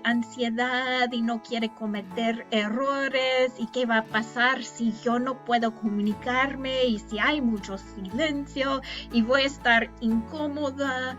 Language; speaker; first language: Spanish; non-native, fluent; English